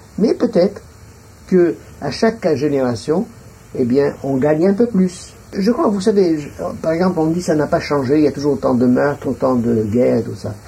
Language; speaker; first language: French; non-native, local second language; Arabic